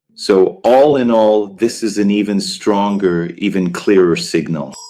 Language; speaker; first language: English; non-native, fluent; Italian